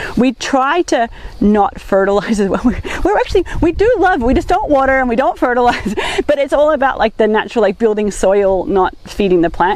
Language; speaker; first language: English; native; English